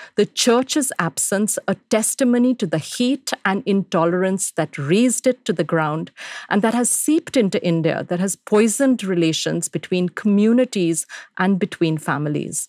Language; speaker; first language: English; non-native, local second language; Hindi